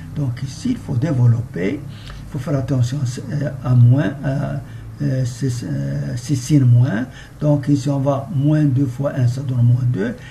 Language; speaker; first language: French; non-native, local second language; Arabic